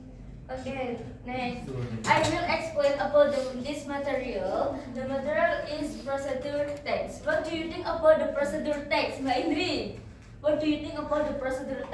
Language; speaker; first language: English; non-native, learner; Indonesian